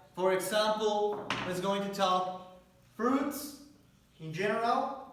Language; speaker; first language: English; non-native, fluent; Spanish